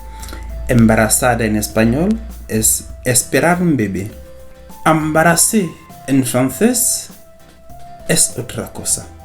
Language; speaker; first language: Spanish; non-native, fluent; French